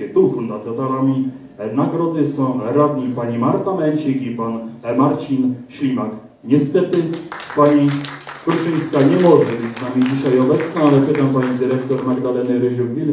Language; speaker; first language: Polish; native; Polish